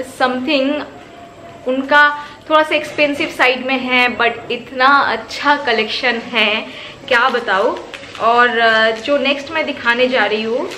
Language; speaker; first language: Hindi; non-native, local second language; Bangla